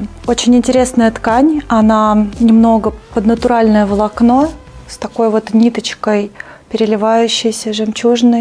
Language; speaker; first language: Russian; native; Russian